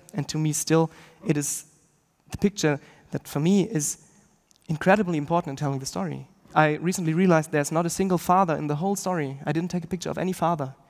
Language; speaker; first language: English; non-native, fluent; German